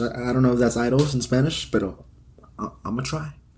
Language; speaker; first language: English; early bilingual, other home language; Spanish